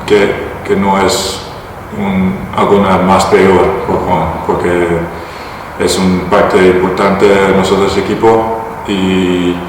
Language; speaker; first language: Spanish; non-native, learner; Dutch